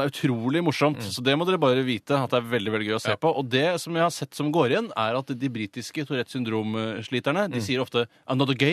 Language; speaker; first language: Norwegian; native; Norwegian